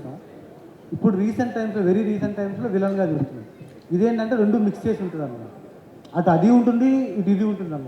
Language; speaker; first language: Telugu; native; Telugu